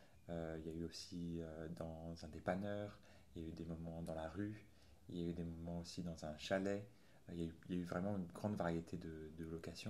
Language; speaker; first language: French; native; French